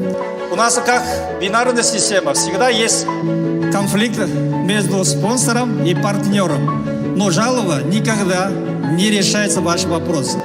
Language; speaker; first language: Russian; non-native, learner; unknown